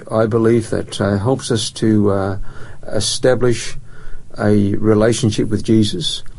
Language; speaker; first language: English; native; English